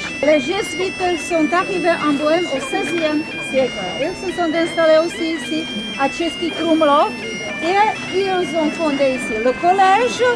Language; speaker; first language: French; non-native, fluent; Czech